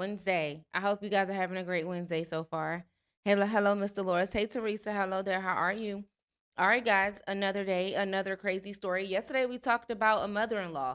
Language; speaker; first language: English; native; English